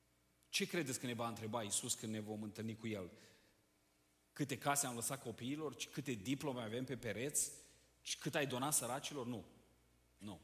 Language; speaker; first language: Romanian; native; Romanian